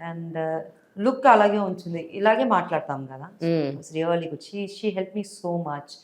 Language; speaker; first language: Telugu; non-native, learner; Tamil